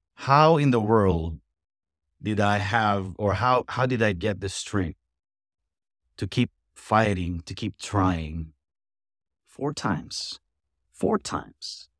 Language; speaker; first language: English; non-native, local second language; Filipino